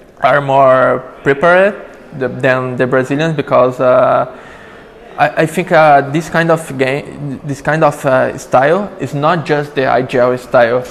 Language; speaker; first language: English; non-native, learner; Portuguese